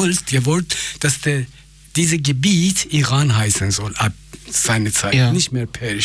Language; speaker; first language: German; non-native, fluent; Persian